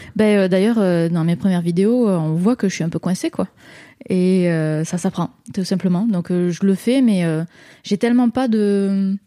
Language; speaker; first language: French; native; French